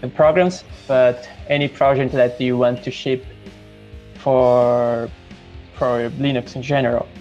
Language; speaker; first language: English; non-native, fluent; Portuguese